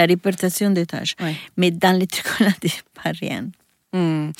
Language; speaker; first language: French; non-native, learner; Italian